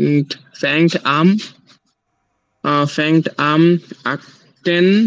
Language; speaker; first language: German; non-native, learner; Bangla